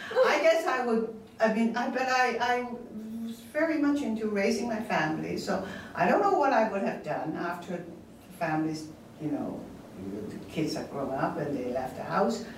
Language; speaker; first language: English; non-native, local second language; Cantonese